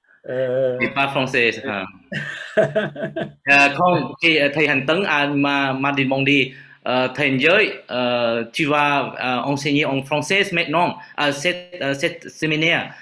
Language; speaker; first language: French; non-native, fluent; Vietnamese